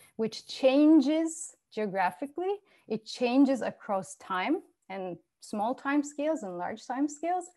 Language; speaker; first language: English; non-native, fluent; Turkish